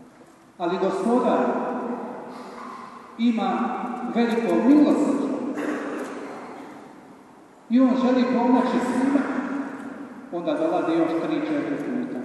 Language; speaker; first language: Serbian; native; Serbian